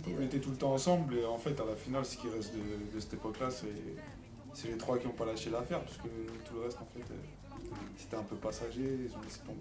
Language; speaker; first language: French; native; French